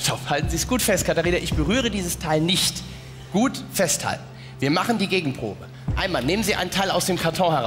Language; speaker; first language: German; native; German